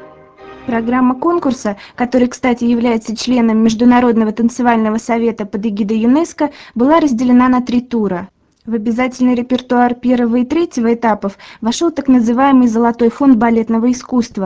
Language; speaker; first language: Russian; native; Russian